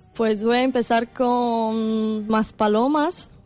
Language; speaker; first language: Spanish; non-native, learner; Romanian